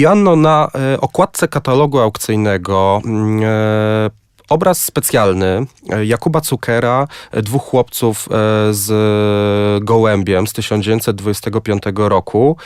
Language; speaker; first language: Polish; native; Polish